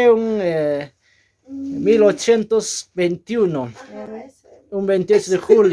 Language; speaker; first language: Spanish; native; Spanish